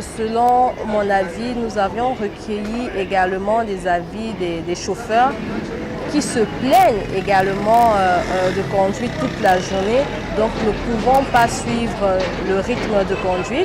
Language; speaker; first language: French; native; French